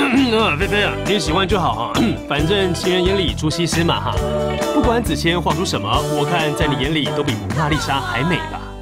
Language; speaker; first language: Chinese; native; Chinese